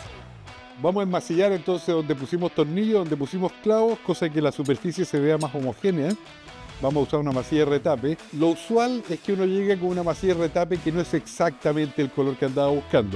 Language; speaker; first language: Spanish; native; Spanish